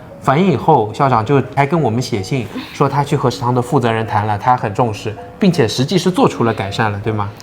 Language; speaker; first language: Chinese; native; Chinese